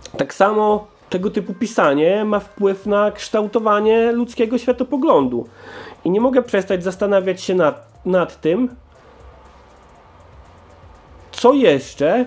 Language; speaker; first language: Polish; native; Polish